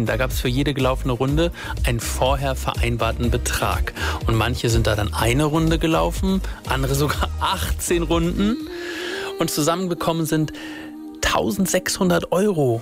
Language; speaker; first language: German; native; German